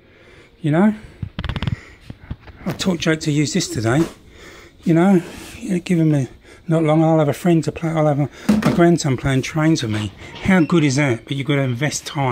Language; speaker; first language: English; native; English